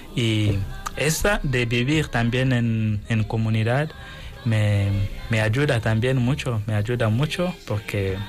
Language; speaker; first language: Spanish; non-native, fluent; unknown